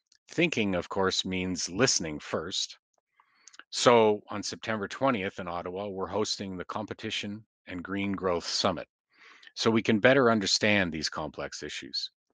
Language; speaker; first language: English; native; English